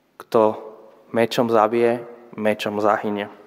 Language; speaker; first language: Slovak; non-native, fluent; Spanish